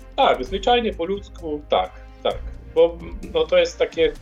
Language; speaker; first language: Polish; native; Polish